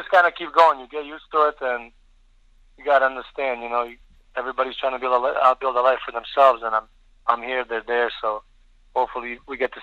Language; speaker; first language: English; early bilingual, other home language; Bosnian